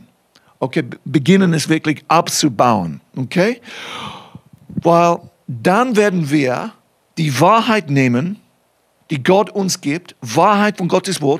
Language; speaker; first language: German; non-native, fluent; English